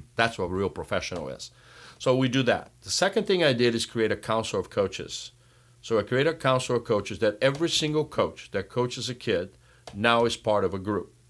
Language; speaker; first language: English; non-native, fluent; Portuguese